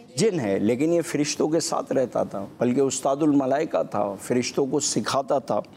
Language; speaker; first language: Urdu; non-native, local second language; Memoni